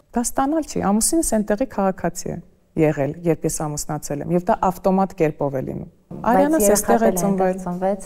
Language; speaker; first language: Armenian; native; Armenian